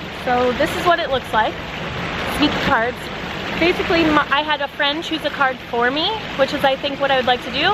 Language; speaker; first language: English; native; English